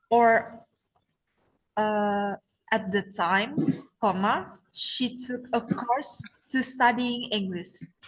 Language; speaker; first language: English; non-native, learner; Indonesian